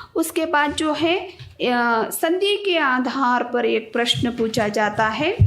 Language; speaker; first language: Hindi; non-native, local second language; Kannada